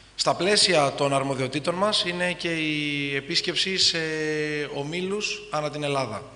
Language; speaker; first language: Greek; native; Greek